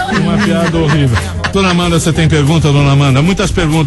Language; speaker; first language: Portuguese; native; Portuguese